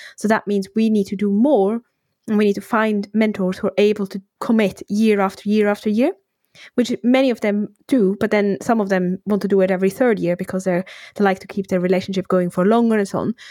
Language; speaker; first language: English; non-native, fluent; Swiss German